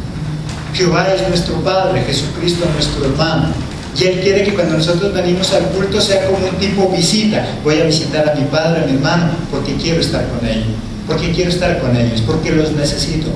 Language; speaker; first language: Spanish; native; Spanish